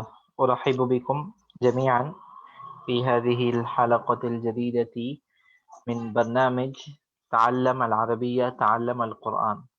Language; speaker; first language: Arabic; non-native, fluent; Urdu